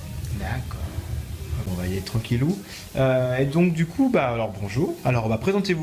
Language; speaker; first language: French; native; French